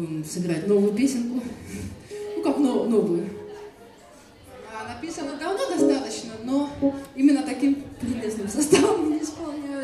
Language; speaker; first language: Russian; native; Russian